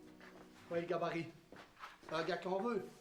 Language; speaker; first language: French; native; French